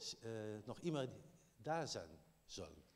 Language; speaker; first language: German; non-native, learner; Dutch